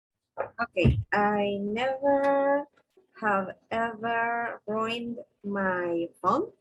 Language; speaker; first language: English; non-native, learner; Spanish